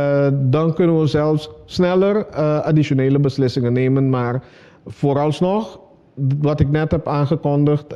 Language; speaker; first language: Dutch; non-native, local second language; Papiamento